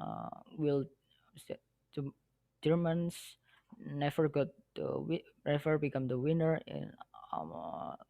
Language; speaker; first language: English; non-native, learner; Indonesian